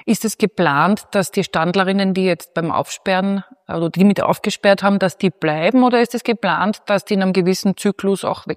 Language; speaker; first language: German; native; German